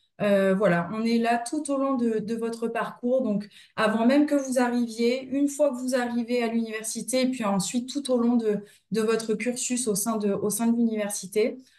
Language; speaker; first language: French; native; French